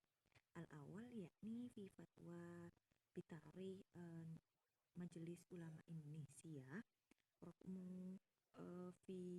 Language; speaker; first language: Arabic; non-native, learner; Indonesian